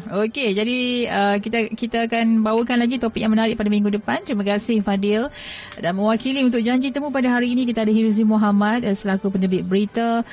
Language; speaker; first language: Malay; native; Malay